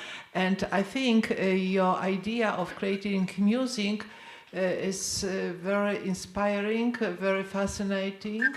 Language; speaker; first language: English; non-native, learner; Polish